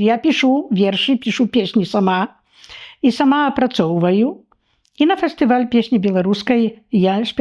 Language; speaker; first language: Polish; non-native, local second language; Belarusian